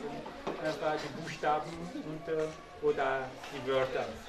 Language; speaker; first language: German; non-native, fluent; Ewe